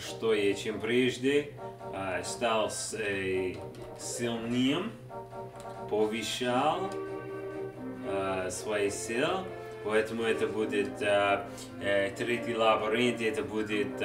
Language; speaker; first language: Russian; non-native, learner; English